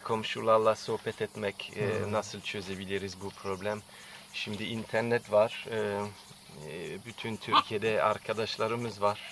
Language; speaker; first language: Turkish; non-native, fluent; French